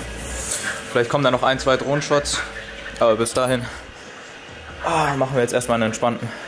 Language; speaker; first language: German; native; German